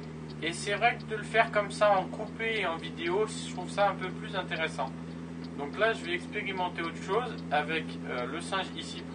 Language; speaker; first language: French; native; French